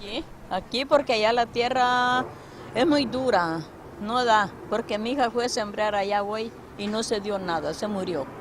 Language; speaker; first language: Spanish; native; Spanish